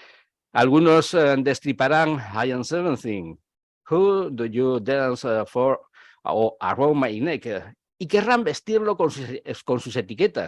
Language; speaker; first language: Spanish; native; Spanish